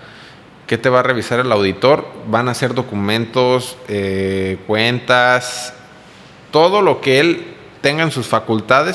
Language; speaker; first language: Spanish; native; Spanish